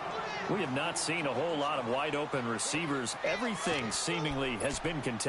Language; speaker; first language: English; native; English